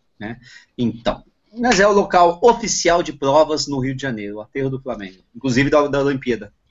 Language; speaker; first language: Portuguese; native; Portuguese